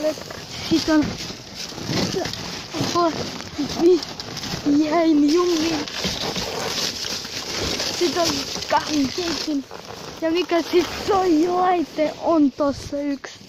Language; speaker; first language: Finnish; early bilingual, other home language; Russian